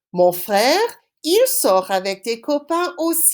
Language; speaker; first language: French; non-native, fluent; English